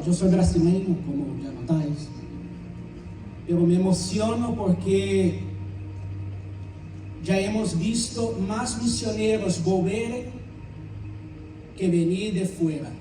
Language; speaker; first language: Spanish; non-native, fluent; Portuguese